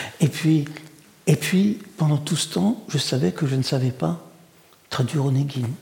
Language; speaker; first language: French; early bilingual, other home language; Russian